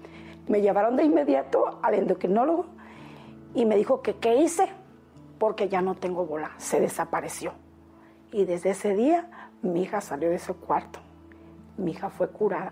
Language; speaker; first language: Spanish; native; Spanish